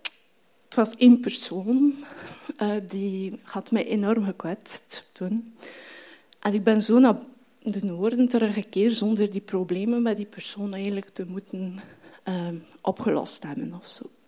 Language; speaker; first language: Dutch; non-native, fluent; French